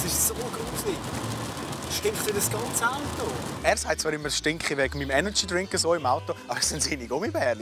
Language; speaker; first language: German; native; German